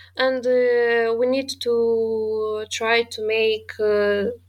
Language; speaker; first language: English; non-native, fluent; Romanian